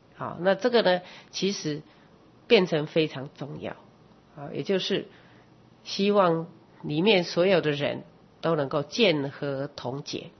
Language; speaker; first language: Chinese; native; Chinese